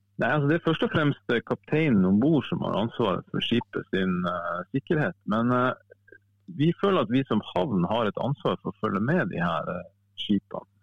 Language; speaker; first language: Norwegian; native; Norwegian